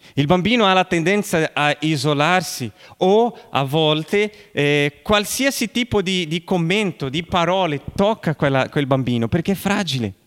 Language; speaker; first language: Italian; non-native, fluent; Portuguese